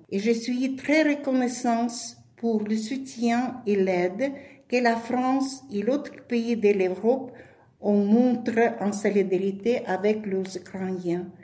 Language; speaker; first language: French; non-native, learner; Ukrainian